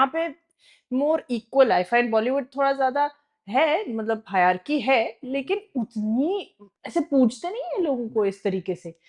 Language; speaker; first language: Hindi; non-native, fluent; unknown